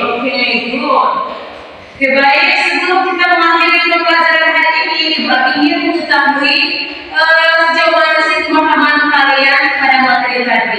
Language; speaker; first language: Indonesian; native; Indonesian